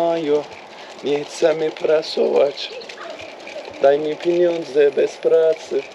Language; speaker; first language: Polish; non-native, learner; Turkish